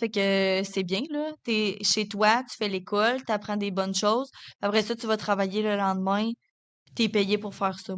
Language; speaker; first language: French; native; French